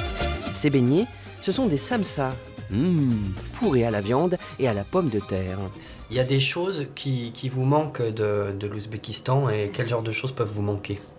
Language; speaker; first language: French; native; French